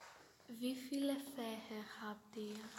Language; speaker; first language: German; non-native, learner; Greek